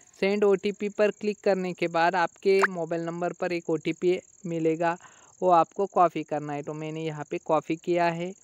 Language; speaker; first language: Hindi; non-native, local second language; Marathi